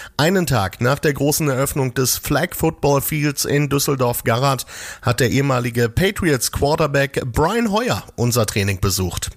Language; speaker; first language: German; native; German